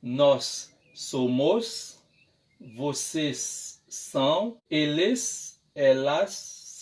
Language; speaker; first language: Portuguese; non-native, learner; Haitian Creole